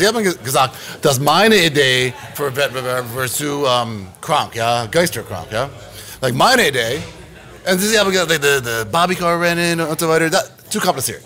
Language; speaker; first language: German; non-native, learner; English